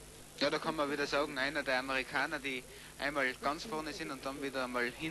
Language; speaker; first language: German; native; German